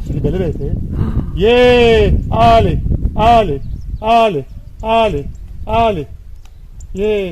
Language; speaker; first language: French; native; French